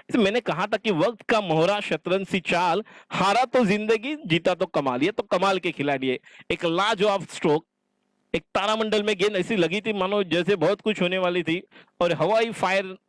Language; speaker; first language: Hindi; non-native, local second language; Marathi